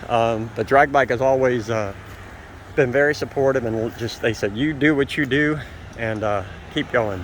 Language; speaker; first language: English; native; English